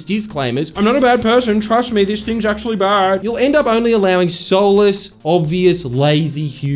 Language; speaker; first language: English; native; English